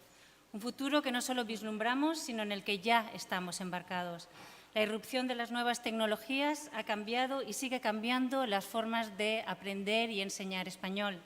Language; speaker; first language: Spanish; native; Spanish